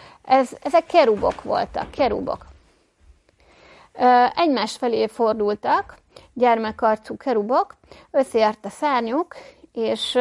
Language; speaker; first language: Hungarian; native; Hungarian